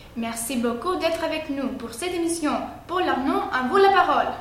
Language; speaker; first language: French; non-native, learner; Greek